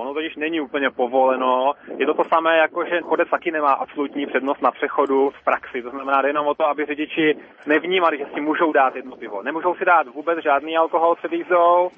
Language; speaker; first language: Czech; native; Czech